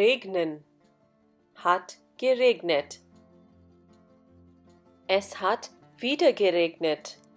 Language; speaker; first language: German; non-native, fluent; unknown